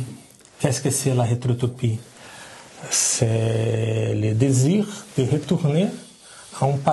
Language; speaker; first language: French; non-native, learner; Portuguese